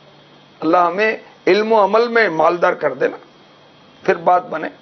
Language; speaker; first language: Urdu; native; Urdu